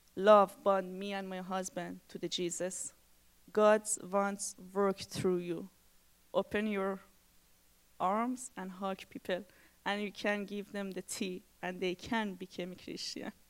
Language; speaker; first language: English; non-native, learner; Persian